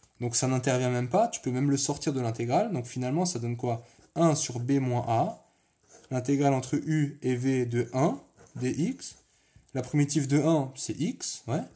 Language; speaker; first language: French; native; French